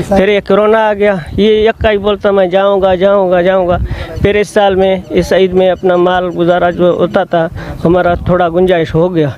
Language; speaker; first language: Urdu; non-native, local second language; Baluchi